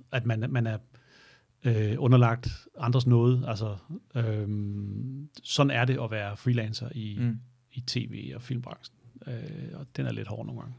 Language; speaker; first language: Danish; native; Danish